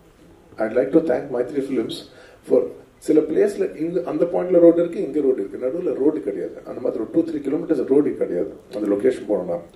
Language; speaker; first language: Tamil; non-native, local second language; Telugu